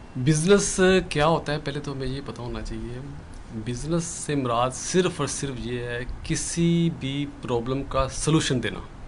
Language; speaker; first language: Urdu; non-native, local second language; Punjabi